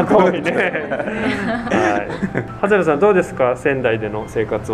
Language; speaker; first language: Japanese; native; Japanese